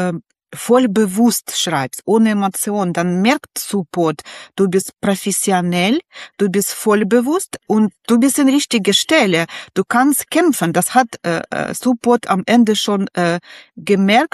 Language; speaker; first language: German; non-native, learner; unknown